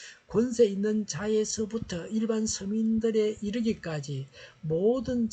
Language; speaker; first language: Korean; native; Korean